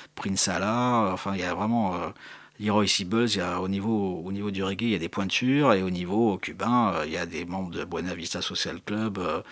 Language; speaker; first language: French; native; French